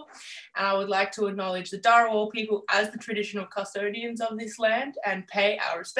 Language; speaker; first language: English; native; English